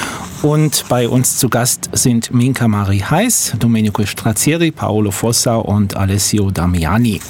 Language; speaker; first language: German; native; German